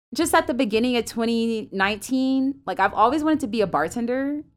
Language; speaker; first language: English; native; English